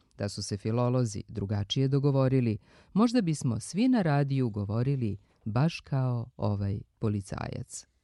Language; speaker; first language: Serbian; native; Serbian